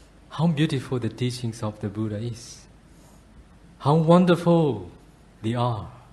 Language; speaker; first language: English; non-native, fluent; Burmese